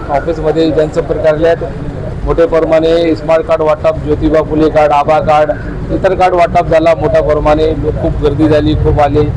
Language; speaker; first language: Marathi; non-native, local second language; Urdu